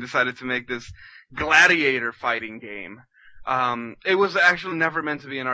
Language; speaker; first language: English; non-native, fluent; Spanish